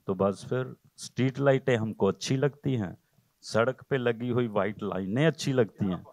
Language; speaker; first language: Hindi; non-native, local second language; Punjabi